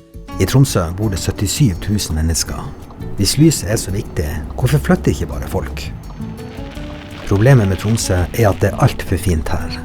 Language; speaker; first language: Norwegian; native; Norwegian